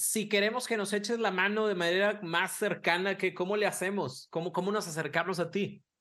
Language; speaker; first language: Spanish; native; Spanish